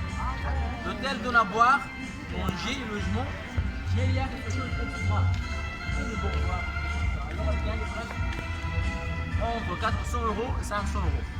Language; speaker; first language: French; non-native, learner; Arabic